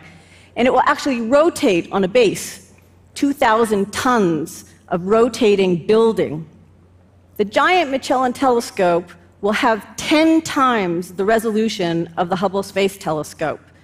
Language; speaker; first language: English; native; English